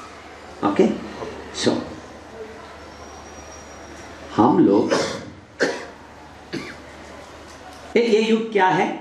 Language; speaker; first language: Hindi; non-native, learner; English